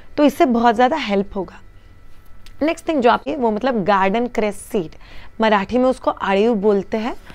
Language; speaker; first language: Hindi; native; Hindi